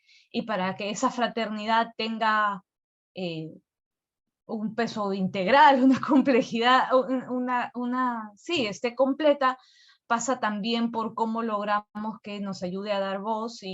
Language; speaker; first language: Spanish; native; Spanish